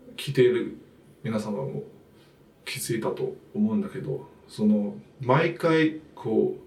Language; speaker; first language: Japanese; non-native, fluent; Chinese